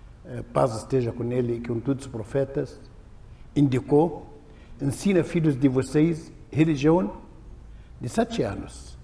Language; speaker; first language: Portuguese; non-native, learner; Arabic